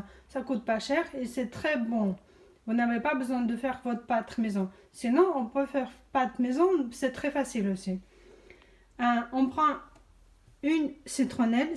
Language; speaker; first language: French; non-native, fluent; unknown